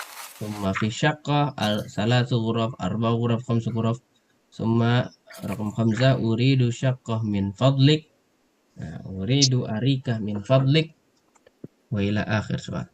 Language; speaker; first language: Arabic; non-native, fluent; Indonesian